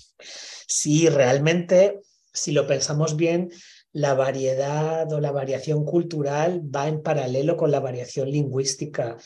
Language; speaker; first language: Spanish; native; Spanish